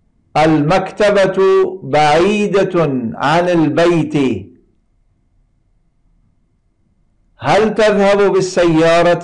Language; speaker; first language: Arabic; non-native, fluent; Persian